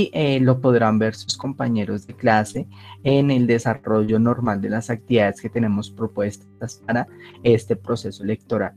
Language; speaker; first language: Spanish; native; Spanish